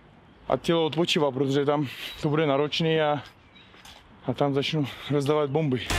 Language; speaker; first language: Czech; non-native, fluent; Uzbek